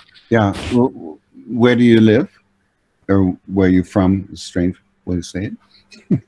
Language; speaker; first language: English; native; English